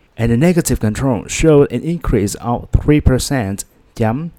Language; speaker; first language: English; non-native, fluent; Vietnamese